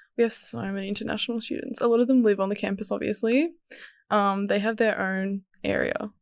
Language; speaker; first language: English; early bilingual, other home language; Serbian